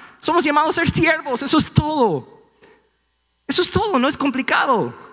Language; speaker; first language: Spanish; non-native, fluent; English